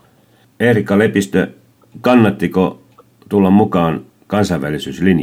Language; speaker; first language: Finnish; native; Finnish